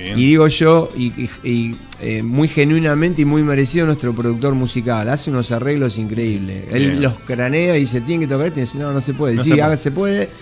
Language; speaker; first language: Spanish; native; Spanish